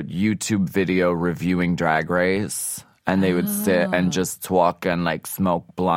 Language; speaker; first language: English; native; English